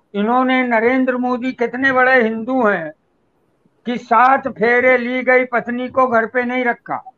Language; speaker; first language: Hindi; native; Hindi